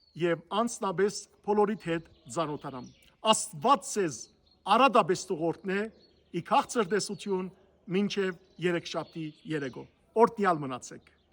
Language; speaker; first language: Armenian; early bilingual, heritage; Armenian